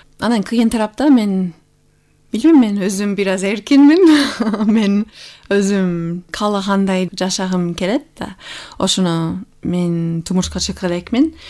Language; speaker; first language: Kyrgyz; non-native, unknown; English